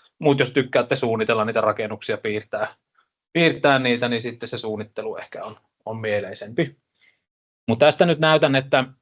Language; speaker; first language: Finnish; native; Finnish